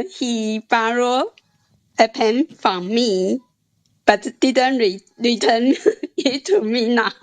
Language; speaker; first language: English; non-native, learner; Chinese